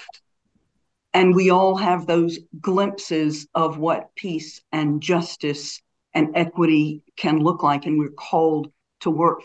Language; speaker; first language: English; native; English